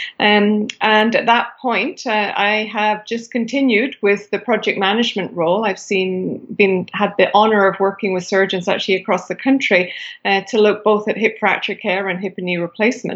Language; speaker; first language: English; native; English